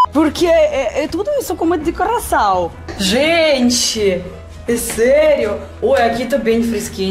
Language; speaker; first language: Portuguese; non-native, fluent; Russian